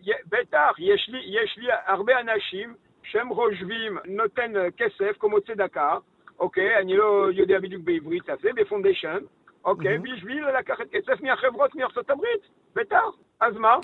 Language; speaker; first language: Hebrew; non-native, learner; French